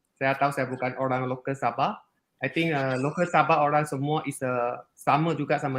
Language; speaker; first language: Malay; non-native, local second language; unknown